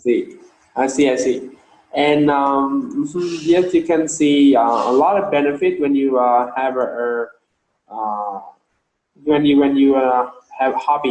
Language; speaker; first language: English; non-native, learner; Vietnamese